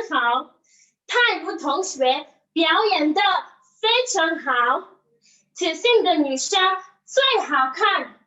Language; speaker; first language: Chinese; non-native, learner; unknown